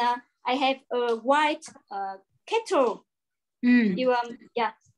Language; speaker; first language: English; non-native, learner; Vietnamese